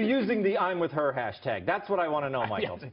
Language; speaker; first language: English; native; English